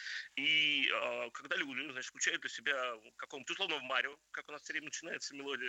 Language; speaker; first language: Russian; native; Russian